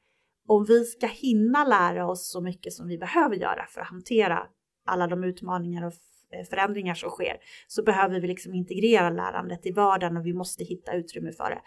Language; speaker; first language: Swedish; native; Swedish